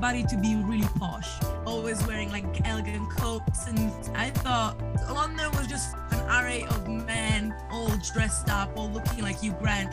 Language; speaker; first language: English; non-native, fluent; Italian